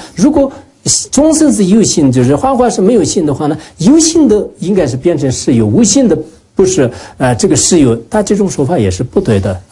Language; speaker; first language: Chinese; non-native, local second language; Tibetan